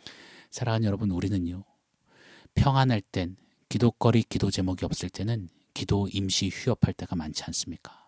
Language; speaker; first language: Korean; native; Korean